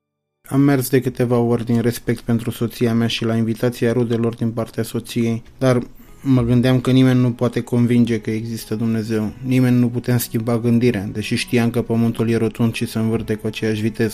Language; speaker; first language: Romanian; native; Romanian